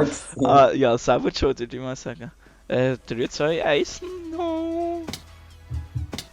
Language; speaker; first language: German; native; German